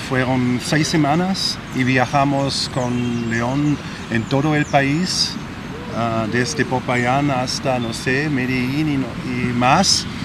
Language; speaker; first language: Spanish; non-native, learner; German